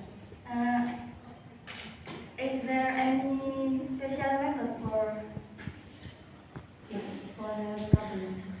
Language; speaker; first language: English; non-native, learner; Indonesian